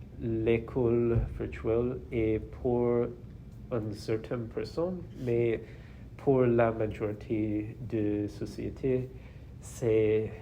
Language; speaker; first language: French; non-native, learner; English